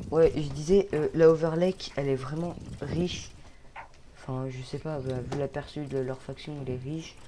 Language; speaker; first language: French; native; French